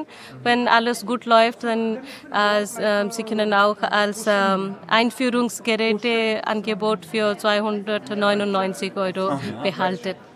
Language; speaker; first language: German; non-native, learner; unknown